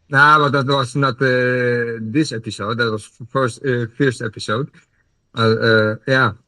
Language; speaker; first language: English; non-native, learner; Dutch